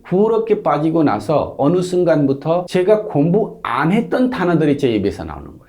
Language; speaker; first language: Korean; non-native, fluent; Hindi